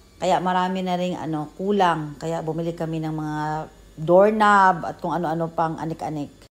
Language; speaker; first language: Filipino; non-native, local second language; Cebuano